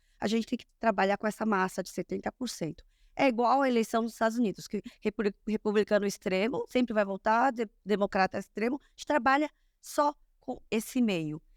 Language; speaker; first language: Portuguese; early bilingual, other home language; Korean